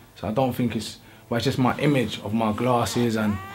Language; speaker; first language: English; native; English